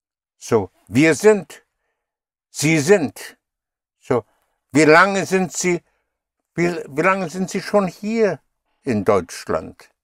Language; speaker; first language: German; non-native, fluent; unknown